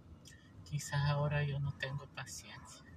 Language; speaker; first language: Spanish; early bilingual, heritage; English